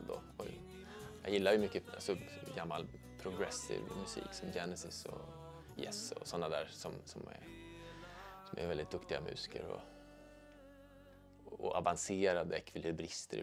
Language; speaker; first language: Swedish; native; Swedish